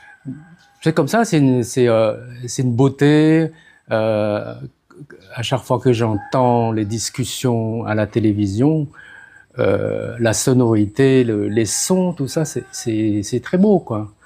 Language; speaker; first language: French; non-native, fluent; Khmer